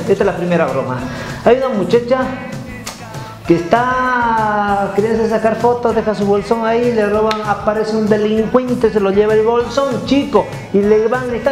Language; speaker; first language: Spanish; native; Spanish